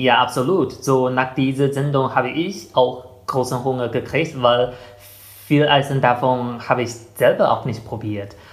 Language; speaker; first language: German; non-native, fluent; Chinese